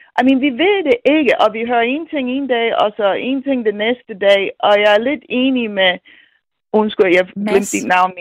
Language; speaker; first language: Danish; non-native, fluent; English